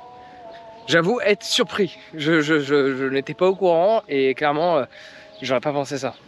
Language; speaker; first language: French; native; French